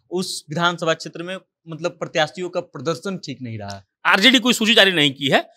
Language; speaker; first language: Hindi; native; Hindi